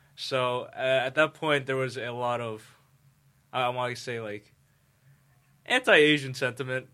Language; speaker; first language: English; native; English